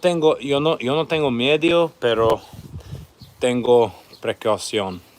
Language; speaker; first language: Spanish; non-native, learner; English